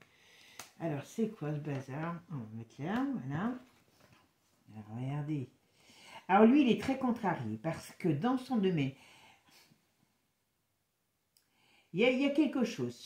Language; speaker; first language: French; native; French